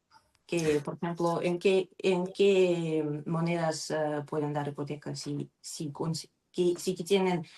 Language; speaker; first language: Spanish; non-native, learner; Russian